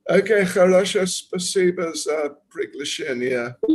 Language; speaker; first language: Russian; non-native, learner; English